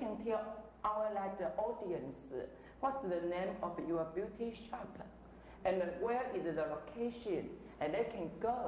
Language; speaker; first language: English; non-native, fluent; Chinese